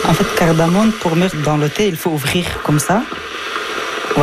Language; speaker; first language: French; non-native, fluent; Persian